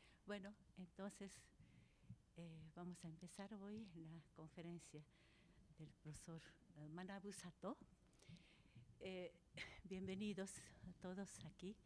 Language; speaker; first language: Spanish; non-native, fluent; Japanese